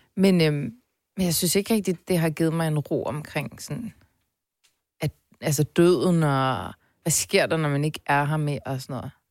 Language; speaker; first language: Danish; early bilingual, other home language; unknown